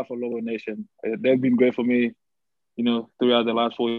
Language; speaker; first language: English; native; English